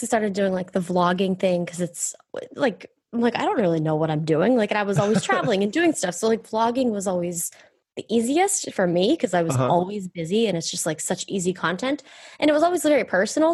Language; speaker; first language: English; native; English